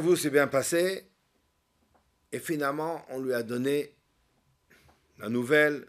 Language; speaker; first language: French; native; French